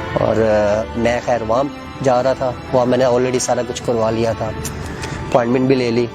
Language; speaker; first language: Urdu; non-native, local second language; Punjabi